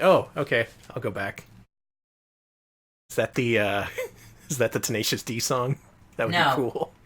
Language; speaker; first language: English; native; English